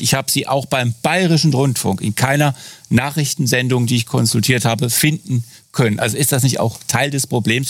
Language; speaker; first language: German; native; German